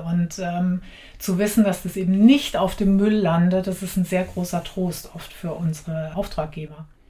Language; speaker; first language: German; native; German